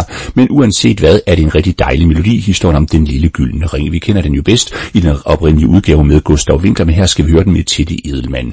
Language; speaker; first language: Danish; native; Danish